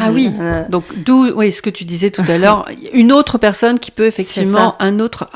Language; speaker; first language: French; native; French